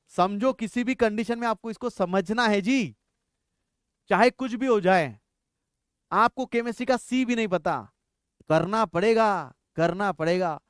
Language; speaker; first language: Hindi; non-native, local second language; Marathi